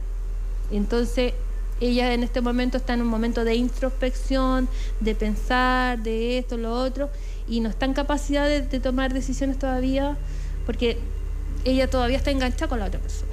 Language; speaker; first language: Spanish; native; Spanish